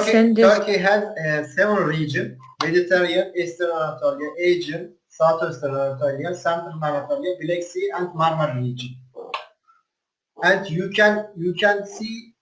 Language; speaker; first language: English; non-native, learner; Turkish